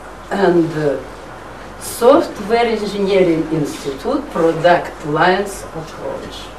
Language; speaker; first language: English; non-native, learner; Russian